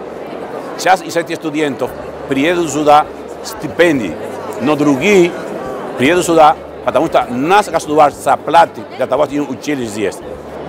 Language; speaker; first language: Russian; non-native, fluent; Spanish